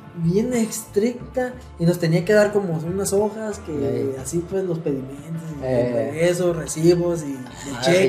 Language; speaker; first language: Spanish; native; Spanish